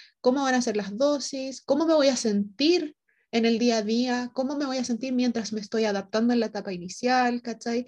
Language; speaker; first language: Spanish; native; Spanish